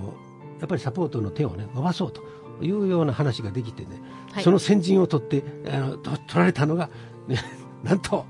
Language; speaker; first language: Japanese; native; Japanese